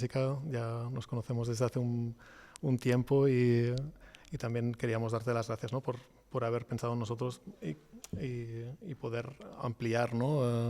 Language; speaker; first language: Catalan; native; Catalan